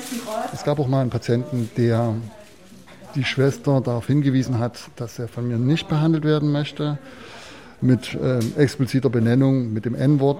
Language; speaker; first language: German; native; German